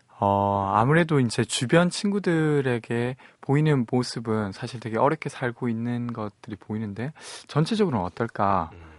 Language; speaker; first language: Korean; native; Korean